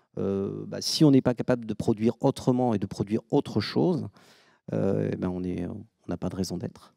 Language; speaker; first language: French; native; French